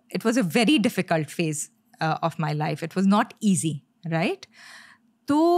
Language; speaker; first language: Hindi; native; Hindi